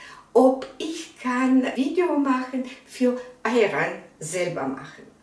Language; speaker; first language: German; non-native, fluent; Russian